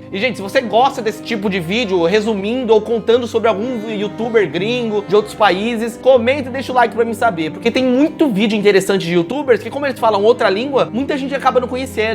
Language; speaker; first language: Portuguese; native; Portuguese